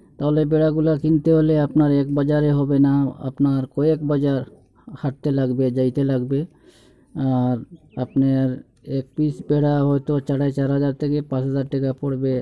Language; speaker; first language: Bangla; native; Bangla